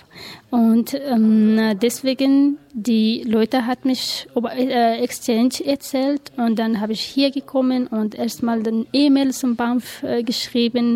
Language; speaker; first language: German; non-native, learner; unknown